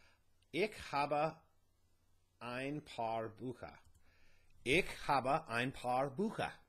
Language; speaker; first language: German; non-native, learner; English